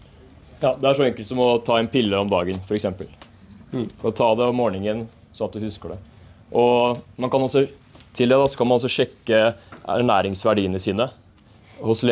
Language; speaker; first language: Norwegian; native; Norwegian